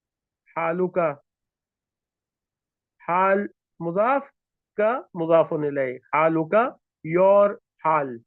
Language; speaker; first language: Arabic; non-native, fluent; Urdu